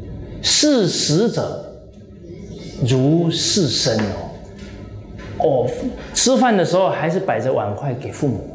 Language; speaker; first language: Chinese; native; Chinese